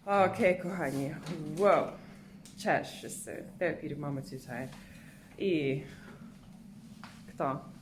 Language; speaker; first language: Polish; non-native, learner; English